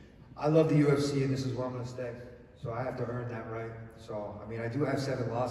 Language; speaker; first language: English; native; English